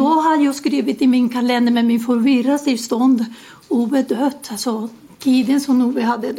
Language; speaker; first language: Swedish; non-native, fluent; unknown